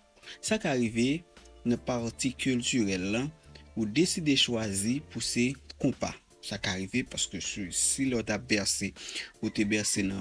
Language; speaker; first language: Haitian Creole; native; Haitian Creole